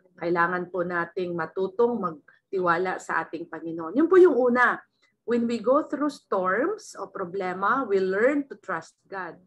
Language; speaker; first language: Filipino; native; Filipino